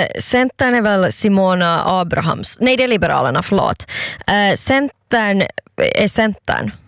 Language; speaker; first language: Swedish; native; Swedish